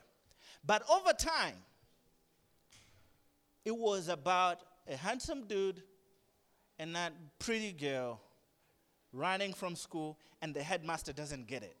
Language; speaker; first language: English; non-native, local second language; Nyanja